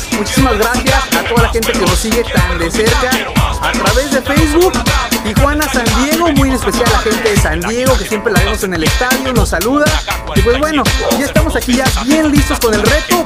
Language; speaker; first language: Spanish; native; Spanish